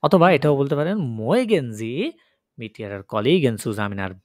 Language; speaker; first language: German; non-native, fluent; Bangla